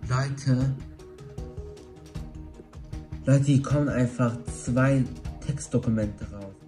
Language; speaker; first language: German; early bilingual, other home language; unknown